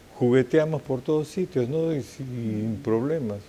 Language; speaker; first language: Spanish; native; Spanish